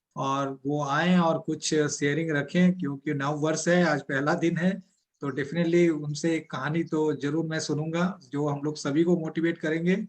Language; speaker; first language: Hindi; non-native, local second language; Bangla